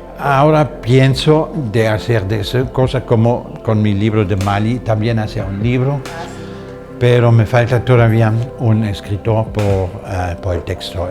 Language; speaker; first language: Spanish; non-native, fluent; German